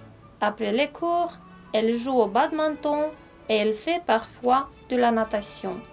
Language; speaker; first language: French; non-native, fluent; Romanian